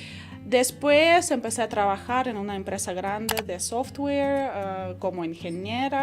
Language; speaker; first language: Spanish; non-native, fluent; Ukrainian